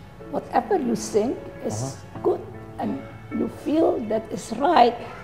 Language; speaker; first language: English; non-native, fluent; Indonesian